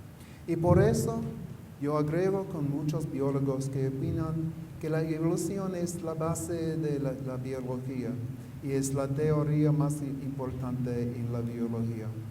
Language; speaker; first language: Spanish; non-native, fluent; English